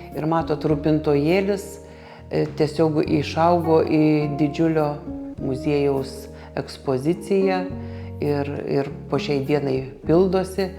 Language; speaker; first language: Lithuanian; native; Lithuanian